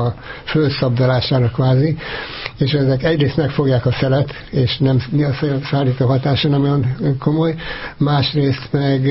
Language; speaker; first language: Hungarian; native; Hungarian